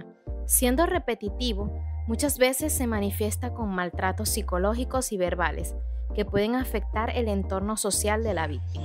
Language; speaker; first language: Spanish; native; Spanish